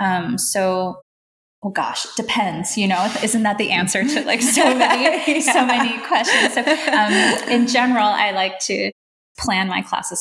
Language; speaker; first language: English; native; English